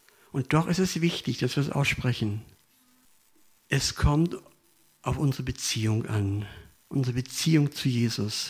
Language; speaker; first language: German; native; German